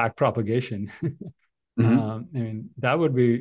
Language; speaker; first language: English; non-native, local second language; Malayalam